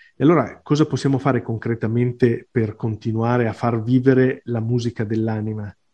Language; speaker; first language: Italian; native; Italian